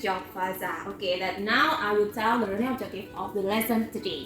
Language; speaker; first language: English; non-native, fluent; Indonesian